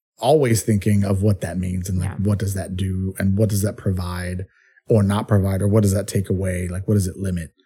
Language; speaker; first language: English; early bilingual, other home language; Spanish